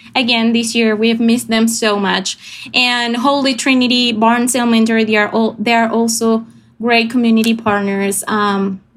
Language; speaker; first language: English; non-native, fluent; Spanish